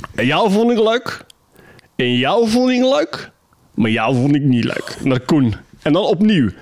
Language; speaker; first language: Dutch; native; Dutch